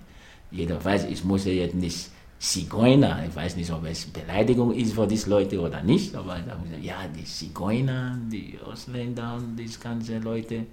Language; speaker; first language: German; non-native, fluent; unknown